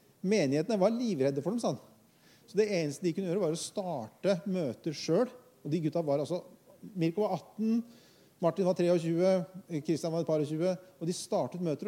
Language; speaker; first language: Norwegian; native; Norwegian